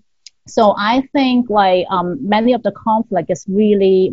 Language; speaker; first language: English; non-native, local second language; Cantonese